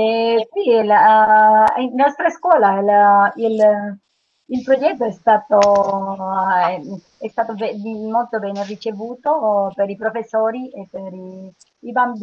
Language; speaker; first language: Italian; non-native, learner; Spanish